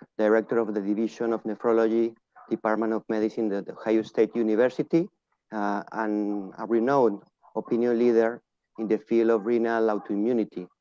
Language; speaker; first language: English; non-native, fluent; Spanish